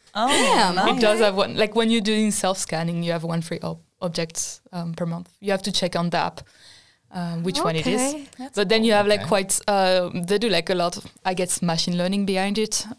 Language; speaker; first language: English; non-native, fluent; French